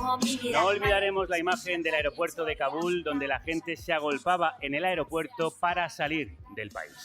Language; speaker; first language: Spanish; native; Spanish